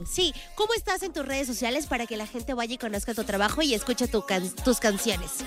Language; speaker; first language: Spanish; native; Spanish